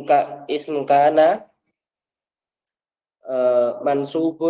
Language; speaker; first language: Arabic; non-native, learner; Indonesian